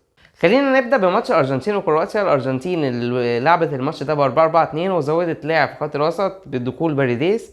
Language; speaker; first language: Arabic; native; Arabic